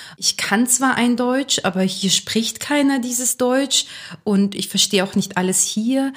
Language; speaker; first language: German; early bilingual, other home language; Russian